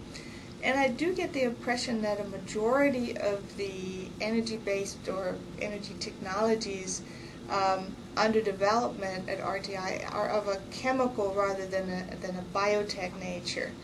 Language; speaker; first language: English; non-native, fluent; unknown